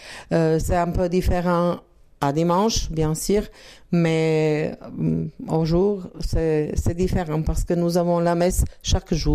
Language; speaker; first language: French; non-native, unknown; Croatian